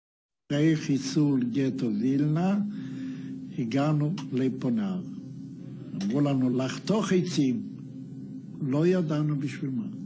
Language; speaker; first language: Hebrew; non-native, fluent; Yiddish